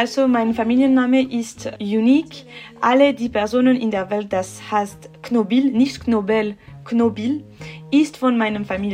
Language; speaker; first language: German; non-native, learner; French